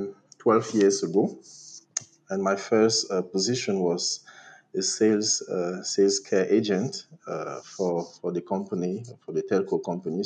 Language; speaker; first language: English; non-native, local second language; French